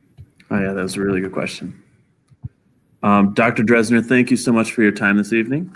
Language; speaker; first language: English; native; English